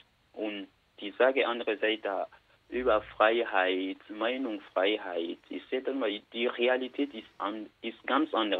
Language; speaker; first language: German; non-native, learner; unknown